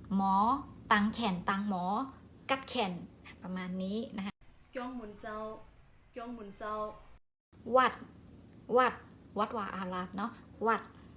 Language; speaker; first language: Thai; non-native, local second language; Shan